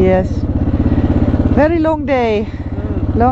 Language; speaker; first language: English; non-native, learner; Dutch